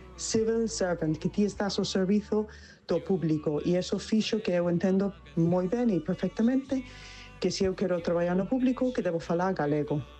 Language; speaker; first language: Galician; non-native, fluent; English